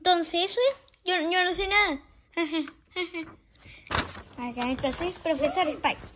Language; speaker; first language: Spanish; early bilingual, heritage; Spanish